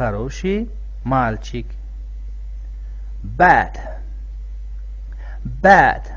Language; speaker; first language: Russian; non-native, local second language; Tajik